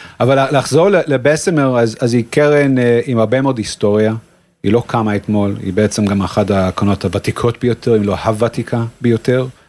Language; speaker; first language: Hebrew; non-native, fluent; English